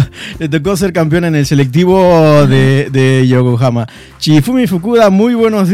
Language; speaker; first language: Spanish; native; Spanish